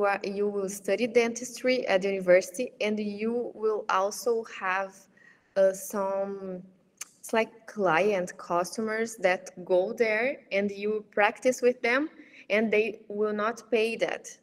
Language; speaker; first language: English; non-native, fluent; Portuguese